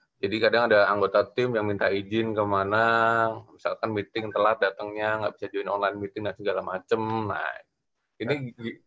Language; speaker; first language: Indonesian; native; Indonesian